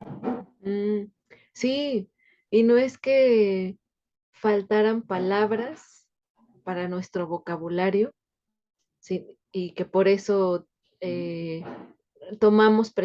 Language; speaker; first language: Spanish; native; Spanish